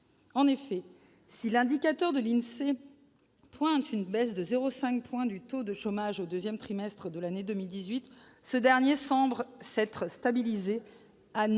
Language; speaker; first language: French; native; French